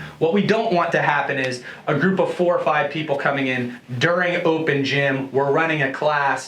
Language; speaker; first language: English; native; English